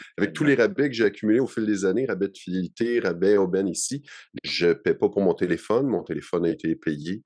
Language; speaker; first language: French; native; French